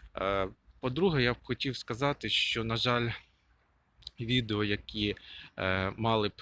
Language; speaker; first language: Ukrainian; non-native, local second language; Russian